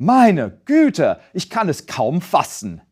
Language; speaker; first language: German; non-native, fluent; English